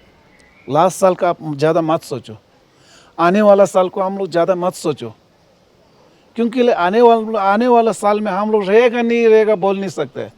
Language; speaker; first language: Hindi; non-native, local second language; Ladakhi